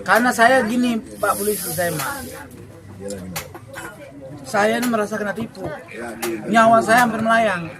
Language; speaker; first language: Indonesian; native; Indonesian